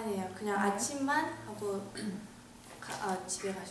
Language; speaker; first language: Korean; early bilingual, heritage; Korean